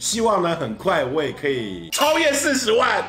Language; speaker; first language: Chinese; native; Chinese